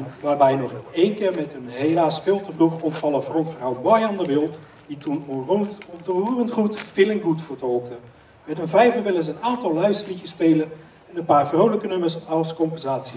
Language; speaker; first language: Dutch; native; Dutch